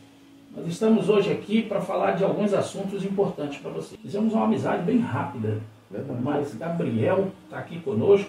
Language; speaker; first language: Portuguese; native; Portuguese